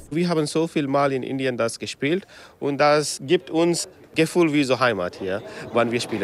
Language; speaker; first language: German; non-native, learner; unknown